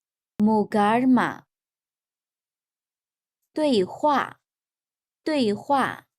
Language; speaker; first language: Chinese; non-native, fluent; Urdu